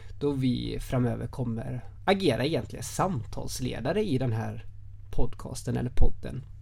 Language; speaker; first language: Swedish; native; Swedish